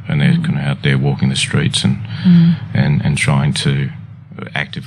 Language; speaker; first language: English; native; English